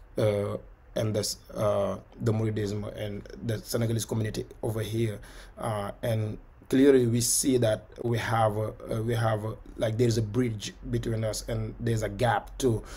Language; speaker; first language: English; non-native, fluent; Wolof